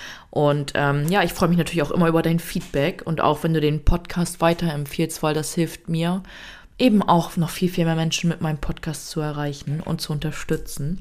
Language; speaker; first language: German; native; German